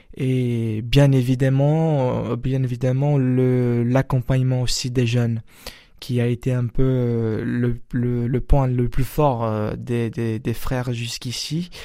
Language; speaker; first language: French; non-native, fluent; Portuguese